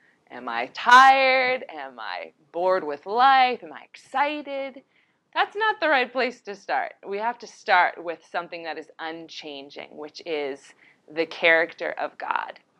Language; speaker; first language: English; native; English